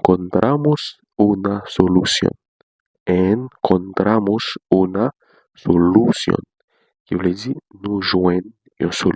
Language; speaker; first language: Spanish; non-native, learner; Haitian Creole